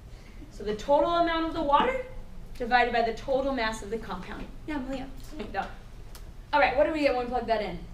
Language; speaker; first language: English; native; English